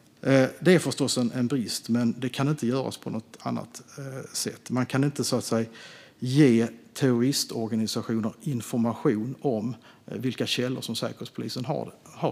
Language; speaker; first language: Swedish; native; Swedish